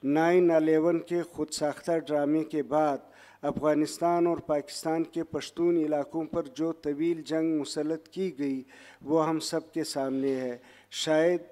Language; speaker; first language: Urdu; non-native, local second language; Pashto